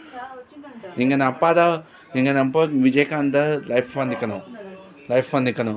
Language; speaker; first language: Tamil; non-native, learner; Telugu